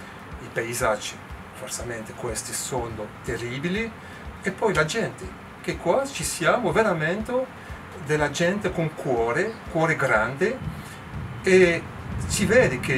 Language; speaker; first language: Italian; non-native, learner; French